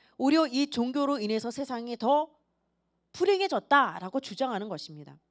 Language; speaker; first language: Korean; native; Korean